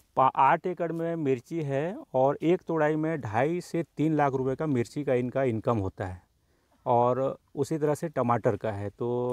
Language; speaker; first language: Hindi; native; Hindi